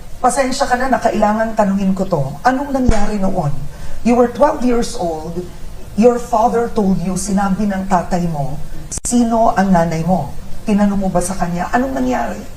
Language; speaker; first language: Filipino; native; Filipino